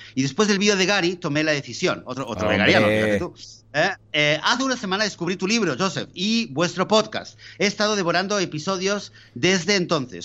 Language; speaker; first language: Spanish; native; Spanish